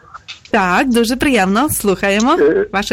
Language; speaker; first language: Ukrainian; native; Ukrainian